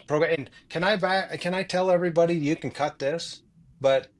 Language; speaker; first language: English; native; English